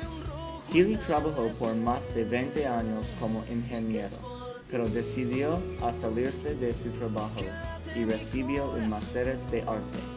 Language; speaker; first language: Spanish; non-native, learner; English